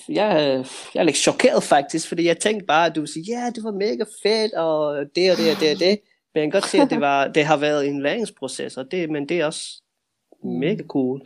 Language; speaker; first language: Danish; early bilingual, heritage; Danish